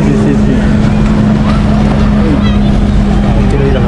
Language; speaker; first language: Spanish; non-native, learner; Turkish